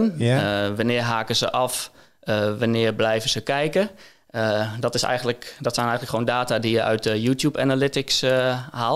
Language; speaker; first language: Dutch; native; Dutch